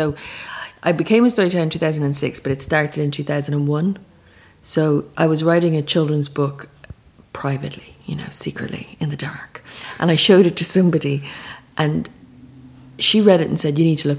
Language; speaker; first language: English; native; English